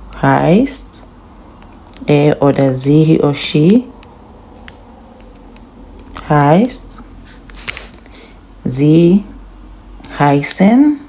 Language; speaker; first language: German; non-native, learner; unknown